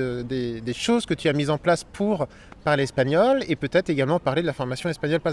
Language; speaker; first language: French; native; French